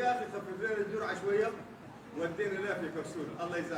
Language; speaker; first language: Arabic; native; Arabic